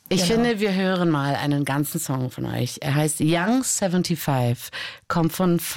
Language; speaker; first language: German; native; German